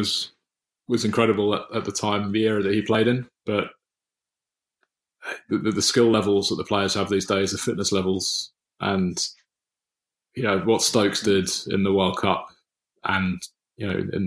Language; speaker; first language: English; native; English